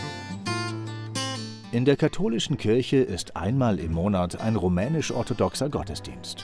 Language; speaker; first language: German; native; German